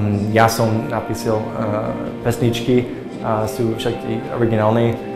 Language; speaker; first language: Slovak; non-native, learner; English